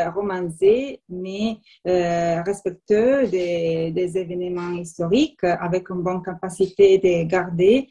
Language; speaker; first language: French; non-native, learner; Italian